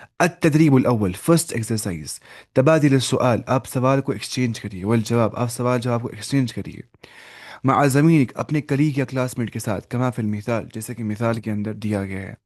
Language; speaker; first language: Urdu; non-native, local second language; Kashmiri